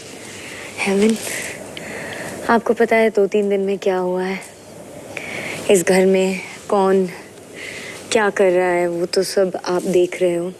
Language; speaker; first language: Hindi; native; Hindi